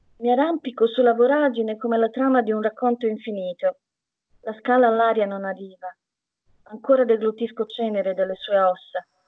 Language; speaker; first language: Italian; non-native, fluent; Bosnian